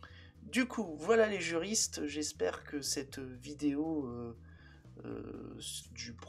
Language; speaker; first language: French; native; French